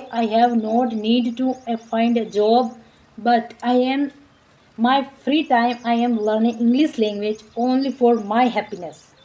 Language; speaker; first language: English; non-native, learner; Marwari